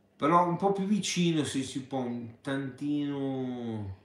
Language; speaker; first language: Italian; native; Italian